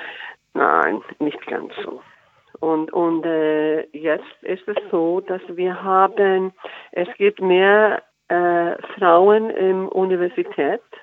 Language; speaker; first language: German; non-native, fluent; Icelandic